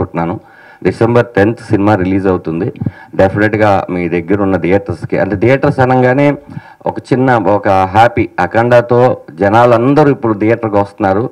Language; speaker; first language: Telugu; native; Telugu